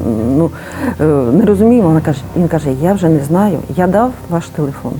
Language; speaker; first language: Ukrainian; native; Ukrainian